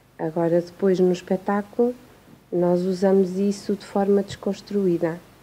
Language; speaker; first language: Portuguese; native; Portuguese